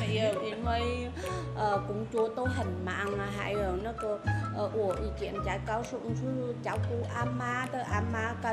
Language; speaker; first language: Chinese; non-native, learner; Vietnamese